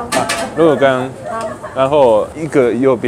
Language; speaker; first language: Chinese; non-native, learner; Japanese